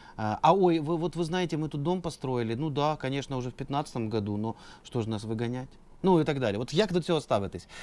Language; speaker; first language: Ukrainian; native; Ukrainian